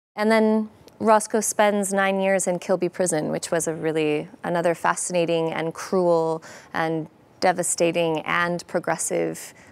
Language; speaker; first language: English; native; English